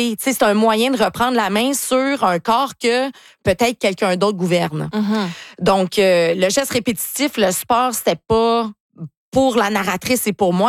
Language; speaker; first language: French; native; French